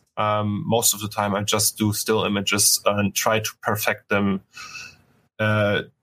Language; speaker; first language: English; non-native, fluent; German